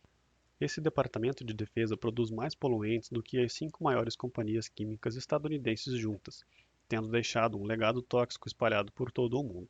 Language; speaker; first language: Portuguese; native; Portuguese